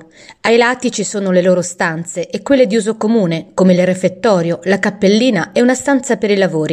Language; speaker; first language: Italian; native; Italian